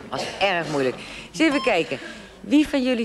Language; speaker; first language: Dutch; native; Dutch